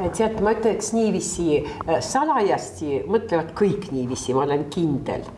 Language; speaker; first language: Estonian; non-native, local second language; Russian